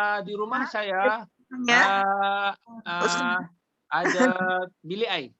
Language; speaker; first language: Indonesian; non-native, local second language; Malay